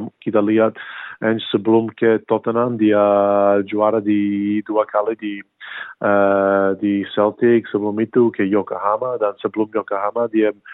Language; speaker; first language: Indonesian; non-native, fluent; English